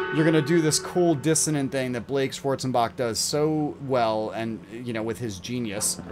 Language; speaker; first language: English; native; English